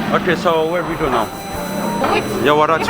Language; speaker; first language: English; non-native, learner; French